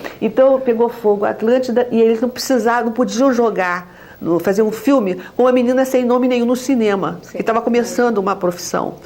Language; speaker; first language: Portuguese; native; Portuguese